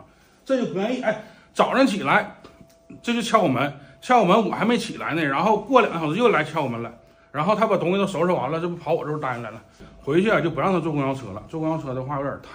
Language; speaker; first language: Chinese; native; Chinese